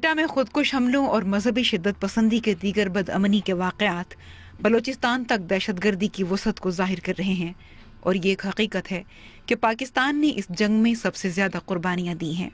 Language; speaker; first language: Urdu; native; Urdu